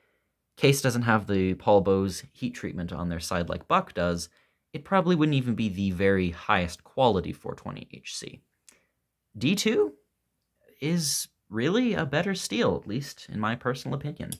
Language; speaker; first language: English; native; English